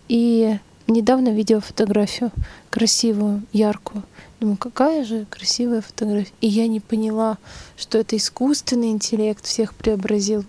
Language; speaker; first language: Russian; native; Russian